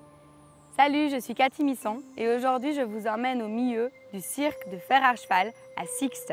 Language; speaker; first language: French; native; French